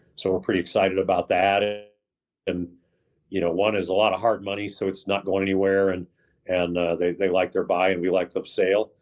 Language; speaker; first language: English; native; English